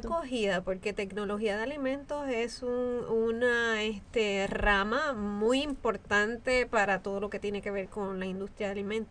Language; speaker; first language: Spanish; native; Spanish